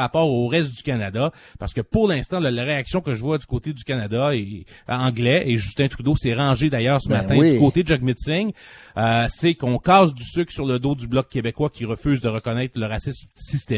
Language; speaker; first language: French; native; French